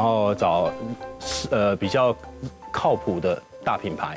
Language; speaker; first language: Chinese; native; Chinese